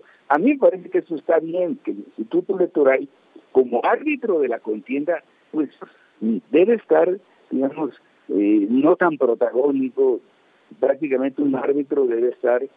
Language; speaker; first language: Spanish; native; Spanish